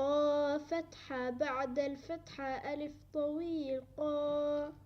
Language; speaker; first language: Arabic; non-native, learner; Somali